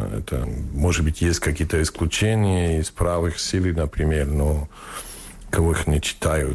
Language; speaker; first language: Russian; non-native, fluent; English